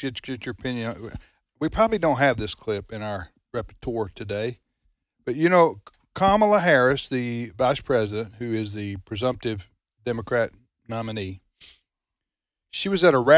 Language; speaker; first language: English; native; English